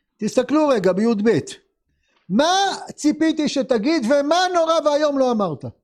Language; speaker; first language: Hebrew; native; Hebrew